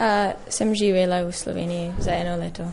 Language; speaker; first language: Slovenian; non-native, learner; English